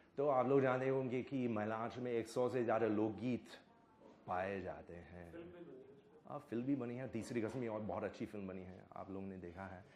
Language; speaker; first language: Hindi; non-native, fluent; English